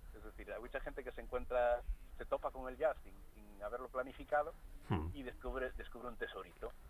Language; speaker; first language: Spanish; non-native, local second language; Galician